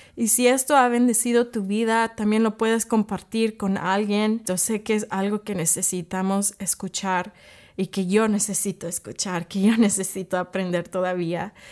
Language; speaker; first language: Spanish; early bilingual, heritage; English